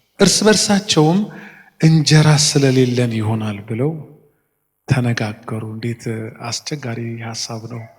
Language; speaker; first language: Amharic; native; Amharic